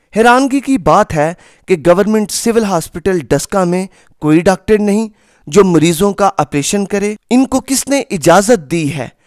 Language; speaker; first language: Urdu; non-native, local second language; Punjabi